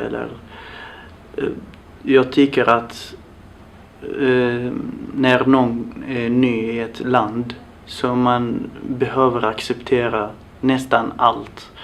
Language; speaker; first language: Swedish; non-native, fluent; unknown